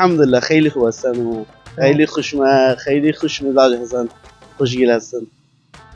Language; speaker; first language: Persian; non-native, learner; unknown